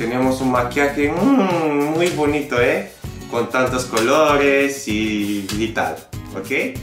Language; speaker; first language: Spanish; non-native, fluent; Italian